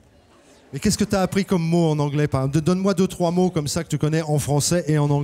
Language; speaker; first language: French; native; French